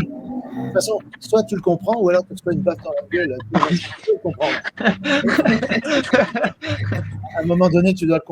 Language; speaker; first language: French; native; French